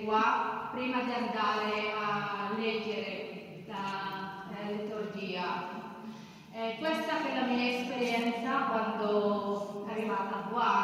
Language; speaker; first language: Italian; non-native, learner; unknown